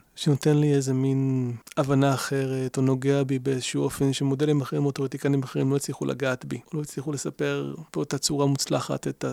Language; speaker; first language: Hebrew; native; Hebrew